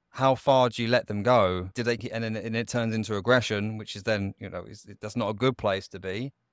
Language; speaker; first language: English; native; English